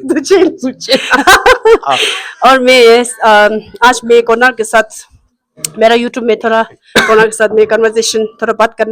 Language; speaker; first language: Hindi; non-native, local second language; Tibetan